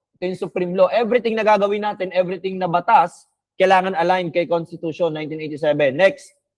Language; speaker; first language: Filipino; non-native, local second language; Bikol